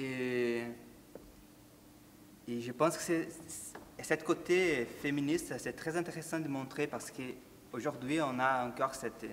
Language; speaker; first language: French; non-native, fluent; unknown